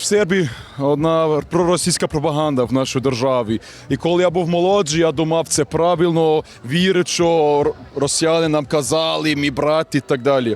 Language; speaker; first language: Ukrainian; non-native, learner; Serbian